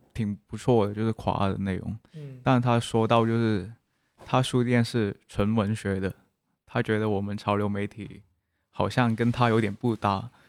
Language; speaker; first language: Chinese; non-native, local second language; Cantonese